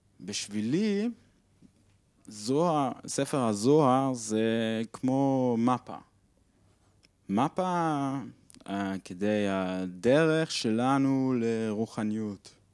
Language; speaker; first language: Hebrew; non-native, learner; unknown